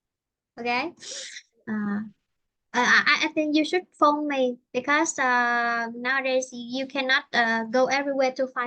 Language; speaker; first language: English; non-native, fluent; Vietnamese